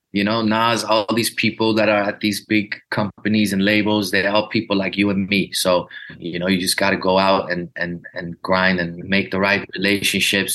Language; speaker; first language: English; early bilingual, other home language; Dutch